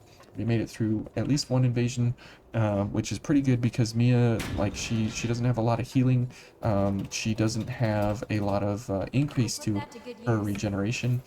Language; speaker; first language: English; native; English